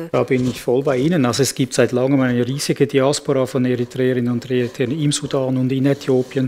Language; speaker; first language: German; native; German